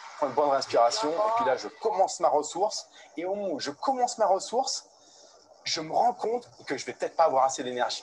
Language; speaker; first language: French; native; French